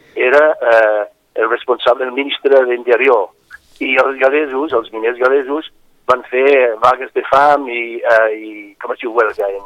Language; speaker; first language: Catalan; non-native, fluent; Welsh